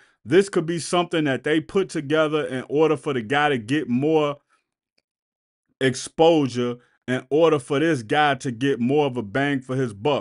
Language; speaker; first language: English; native; English